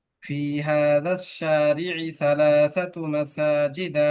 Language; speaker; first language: Arabic; non-native, fluent; Bangla